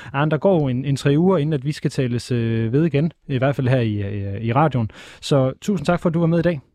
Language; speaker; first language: Danish; native; Danish